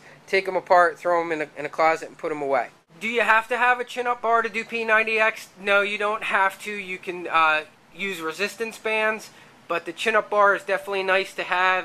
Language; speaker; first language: English; native; English